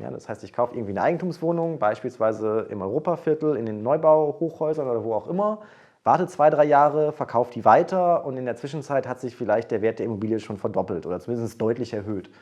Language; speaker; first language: German; native; German